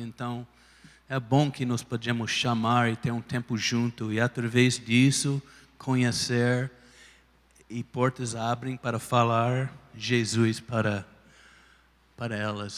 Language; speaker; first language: Portuguese; non-native, fluent; English